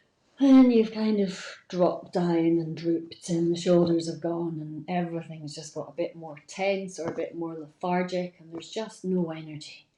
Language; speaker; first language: English; native; English